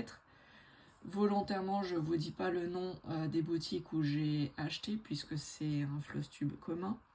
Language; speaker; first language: French; native; French